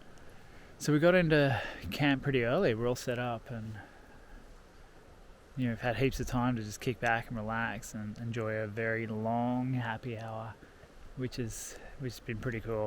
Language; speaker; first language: English; native; English